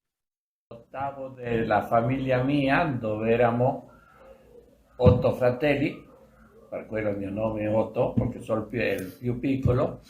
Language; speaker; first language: Italian; early bilingual, other home language; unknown